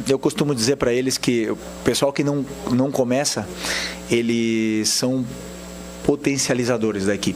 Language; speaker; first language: Portuguese; native; Portuguese